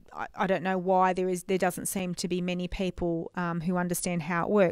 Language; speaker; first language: English; native; English